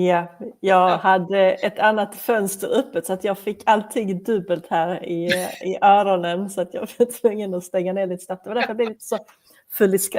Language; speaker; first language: Swedish; native; Swedish